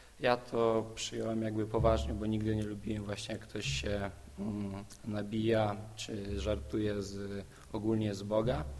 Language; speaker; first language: Polish; native; Polish